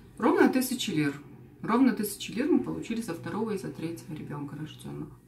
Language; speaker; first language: Russian; native; Russian